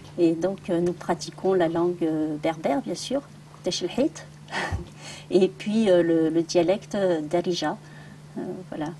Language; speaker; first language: French; early bilingual, other home language; Arabic